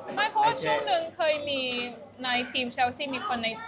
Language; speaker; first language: Thai; native; Thai